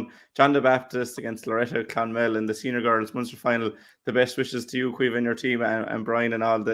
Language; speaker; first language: English; native; English